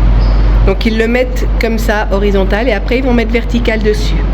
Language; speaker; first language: French; native; French